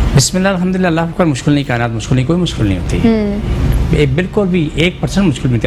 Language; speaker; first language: Urdu; non-native, local second language; Pashto